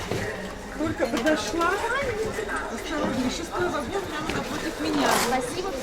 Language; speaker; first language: Russian; native; Russian